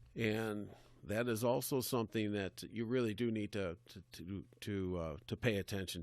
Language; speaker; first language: English; native; English